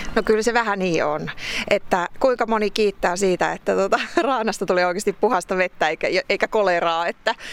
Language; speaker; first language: Finnish; native; Finnish